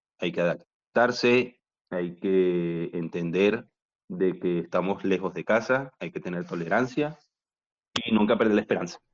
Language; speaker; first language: Spanish; native; Spanish